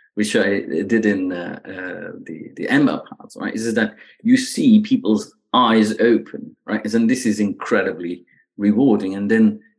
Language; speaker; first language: English; non-native, fluent; Dutch